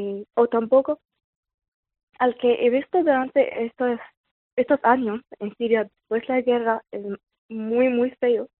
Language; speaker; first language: Spanish; non-native, fluent; Arabic